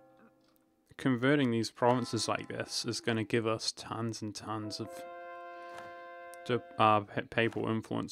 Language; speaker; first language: English; native; English